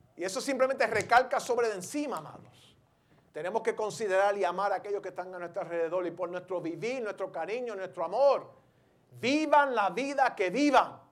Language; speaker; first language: Spanish; early bilingual, heritage; Spanish